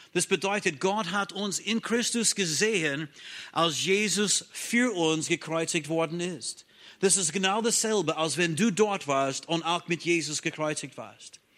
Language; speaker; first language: German; non-native, fluent; English